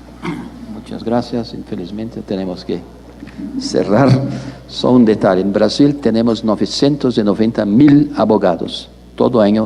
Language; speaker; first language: Spanish; non-native, learner; Portuguese